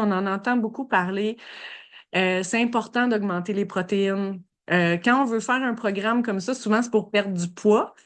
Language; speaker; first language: French; native; French